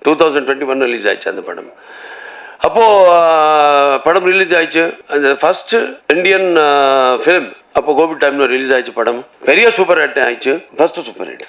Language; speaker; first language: Tamil; non-native, local second language; Telugu